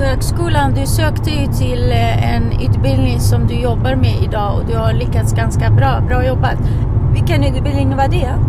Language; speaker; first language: Swedish; non-native, fluent; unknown